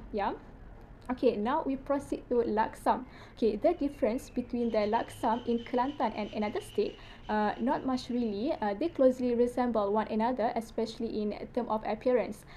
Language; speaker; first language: English; non-native, local second language; Malay